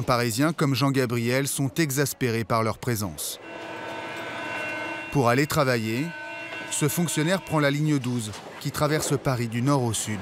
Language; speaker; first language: French; native; French